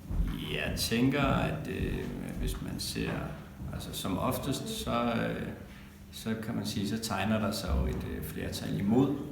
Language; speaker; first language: Danish; native; Danish